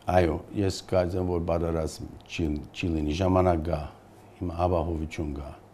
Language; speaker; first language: Armenian; early bilingual, heritage; Armenian